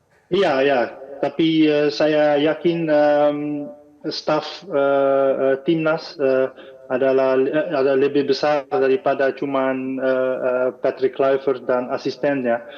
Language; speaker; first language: Indonesian; non-native, fluent; Dutch